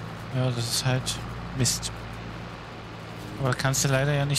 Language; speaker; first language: German; native; German